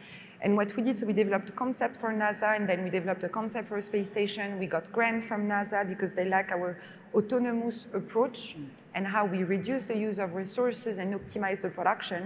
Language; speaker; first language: English; non-native, fluent; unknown